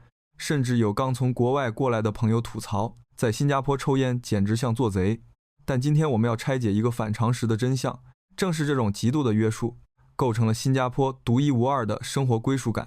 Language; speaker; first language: Chinese; native; Chinese